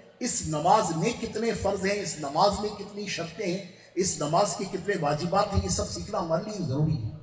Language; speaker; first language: Urdu; non-native, local second language; Sindhi